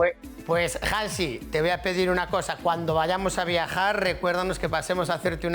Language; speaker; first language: Spanish; native; Spanish